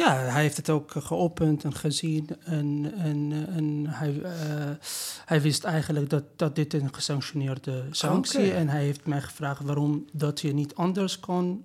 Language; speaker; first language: Dutch; non-native, learner; Persian